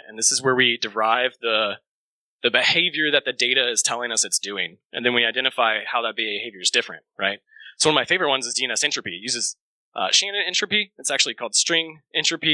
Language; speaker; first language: English; native; English